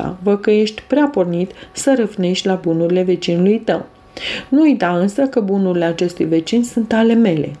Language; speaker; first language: Romanian; native; Romanian